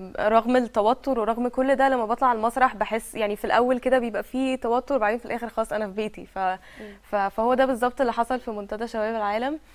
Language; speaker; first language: Arabic; native; Arabic